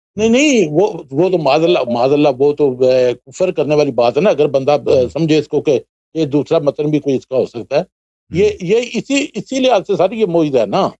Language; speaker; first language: Urdu; non-native, local second language; Punjabi